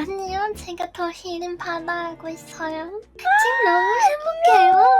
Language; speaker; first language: Korean; non-native, learner; Japanese